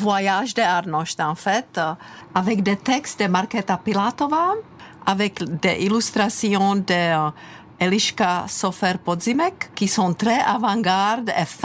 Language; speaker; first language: French; non-native, fluent; Czech